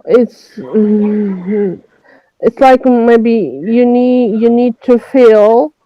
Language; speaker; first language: English; non-native, learner; French